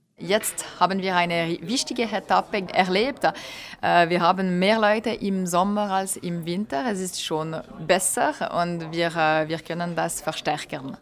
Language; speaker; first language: German; non-native, local second language; French